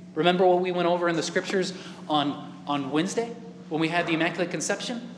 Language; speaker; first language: English; native; English